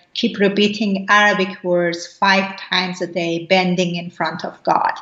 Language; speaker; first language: English; non-native, fluent; Persian